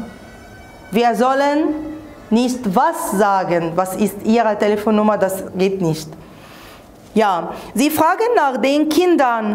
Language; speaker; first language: German; non-native, fluent; Arabic